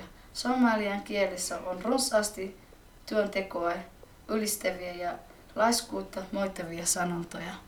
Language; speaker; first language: Finnish; early bilingual, other home language; Somali